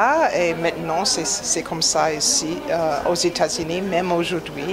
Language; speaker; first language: French; non-native, fluent; English